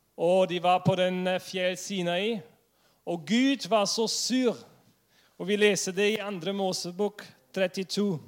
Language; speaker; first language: Norwegian; non-native, fluent; English